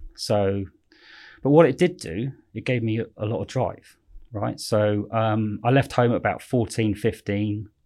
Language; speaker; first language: English; native; English